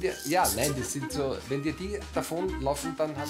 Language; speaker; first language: German; native; German